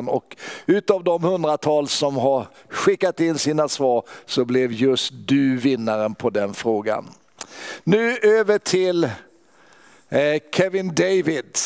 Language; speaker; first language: Swedish; native; Swedish